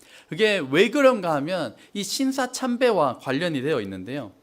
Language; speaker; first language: Korean; native; Korean